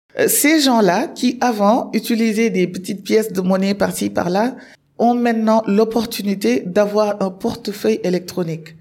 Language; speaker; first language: French; non-native, local second language; Wolof